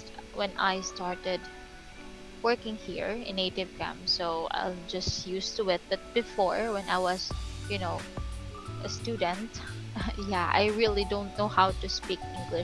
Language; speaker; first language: English; non-native, local second language; Filipino